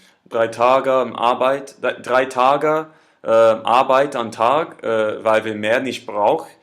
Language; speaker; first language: German; non-native, learner; English